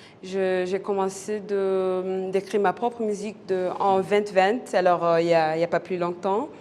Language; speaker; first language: French; non-native, local second language; Kinyarwanda